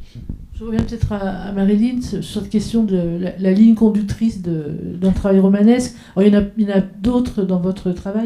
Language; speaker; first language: French; native; French